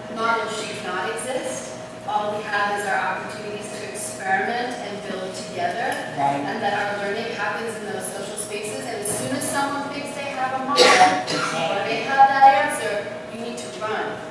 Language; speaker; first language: English; native; English